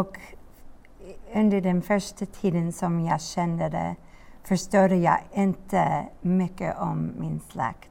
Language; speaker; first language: Swedish; non-native, learner; English